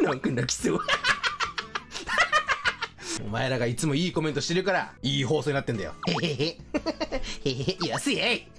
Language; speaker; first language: Japanese; native; Japanese